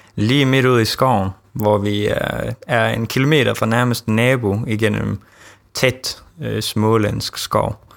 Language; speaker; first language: Danish; early bilingual, heritage; Danish